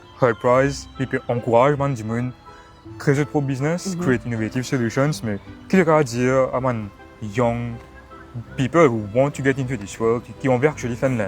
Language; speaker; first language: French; non-native, local second language; Morisyen